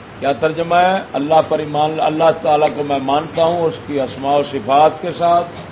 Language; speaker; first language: Urdu; non-native, local second language; Punjabi